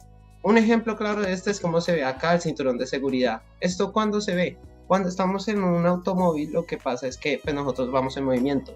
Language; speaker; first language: Spanish; native; Spanish